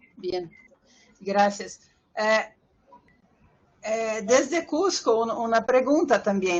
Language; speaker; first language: Spanish; non-native, fluent; Portuguese